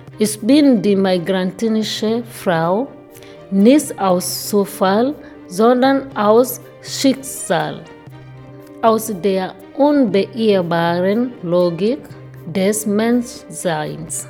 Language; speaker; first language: German; non-native, fluent; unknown